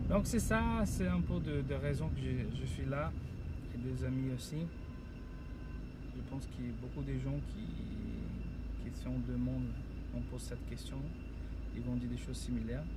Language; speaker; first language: French; non-native, fluent; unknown